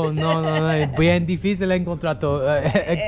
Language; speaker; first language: Spanish; non-native, learner; English